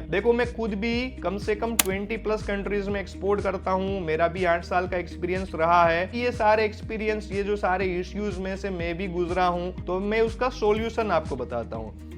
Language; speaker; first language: Hindi; non-native, local second language; Gujarati